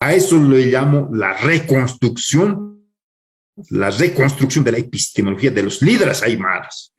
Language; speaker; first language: Spanish; non-native, local second language; Aymara